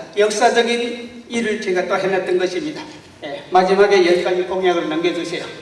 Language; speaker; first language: Korean; native; Korean